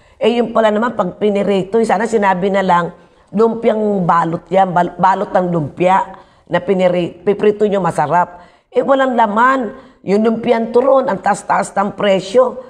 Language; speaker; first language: Filipino; native; Filipino